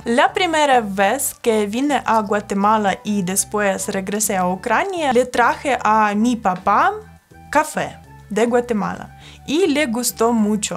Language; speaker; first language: Spanish; non-native, fluent; Russian